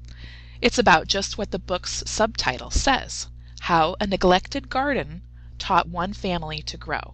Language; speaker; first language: English; native; English